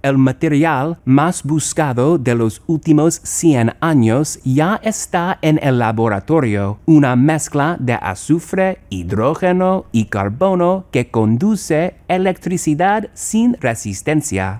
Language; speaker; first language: Spanish; non-native, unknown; English